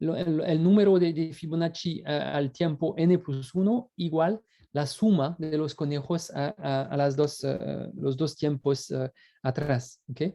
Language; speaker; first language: Spanish; non-native, fluent; French